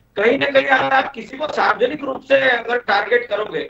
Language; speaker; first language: Hindi; native; Hindi